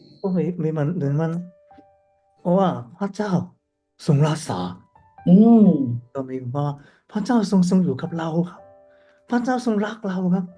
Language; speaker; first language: Thai; non-native, learner; Cantonese